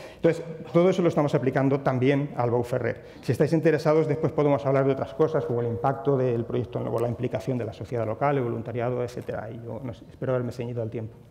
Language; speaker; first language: Spanish; native; Spanish